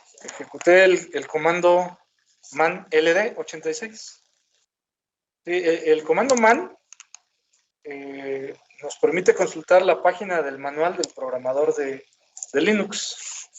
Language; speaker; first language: Spanish; native; Spanish